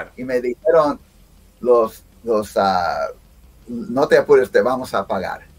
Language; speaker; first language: Spanish; early bilingual, heritage; Spanish